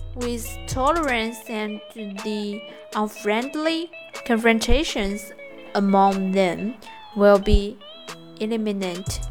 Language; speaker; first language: English; non-native, fluent; Chinese